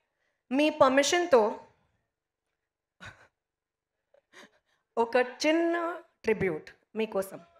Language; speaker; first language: Telugu; non-native, local second language; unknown